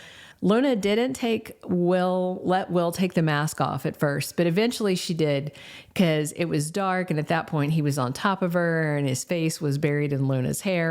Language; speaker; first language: English; native; English